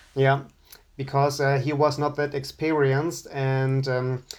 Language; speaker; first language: English; non-native, fluent; German